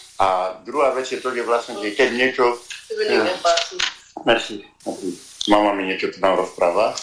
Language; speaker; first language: Slovak; non-native, fluent; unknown